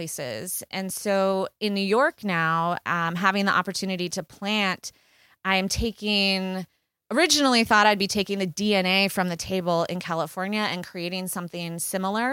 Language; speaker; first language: English; native; English